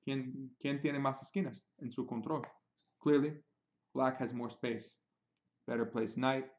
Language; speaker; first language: Spanish; non-native, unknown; English